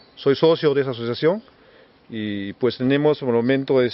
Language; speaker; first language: Spanish; native; Spanish